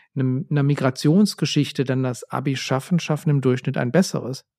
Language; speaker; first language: German; native; German